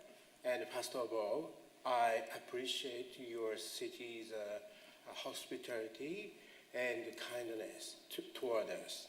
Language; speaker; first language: English; non-native, fluent; Japanese